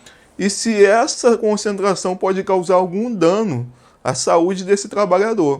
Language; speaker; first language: Portuguese; native; Portuguese